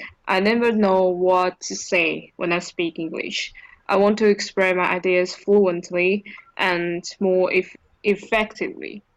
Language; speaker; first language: English; non-native, learner; Chinese